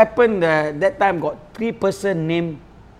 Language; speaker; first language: English; non-native, local second language; Malay